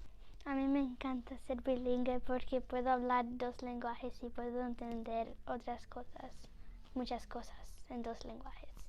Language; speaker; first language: Spanish; early bilingual, other home language; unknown